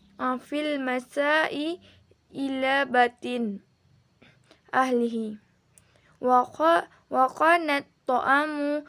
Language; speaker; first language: Arabic; non-native, learner; Indonesian